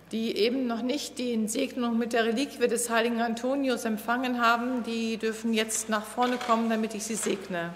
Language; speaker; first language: German; native; German